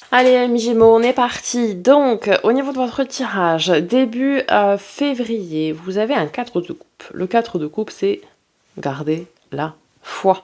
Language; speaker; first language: French; native; French